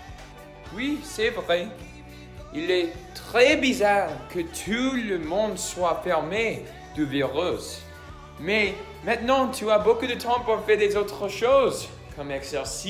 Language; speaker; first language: French; non-native, learner; English